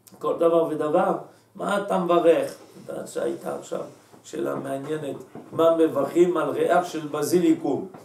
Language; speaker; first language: Hebrew; native; Hebrew